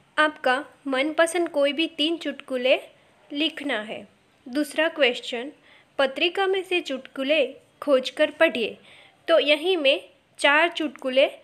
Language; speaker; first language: Hindi; non-native, local second language; Gujarati